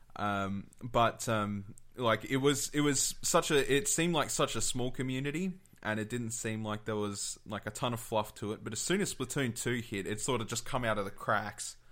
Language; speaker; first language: English; native; English